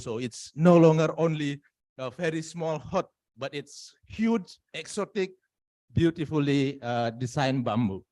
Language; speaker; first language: English; non-native, fluent; Indonesian